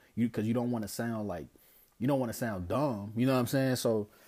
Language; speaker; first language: English; native; English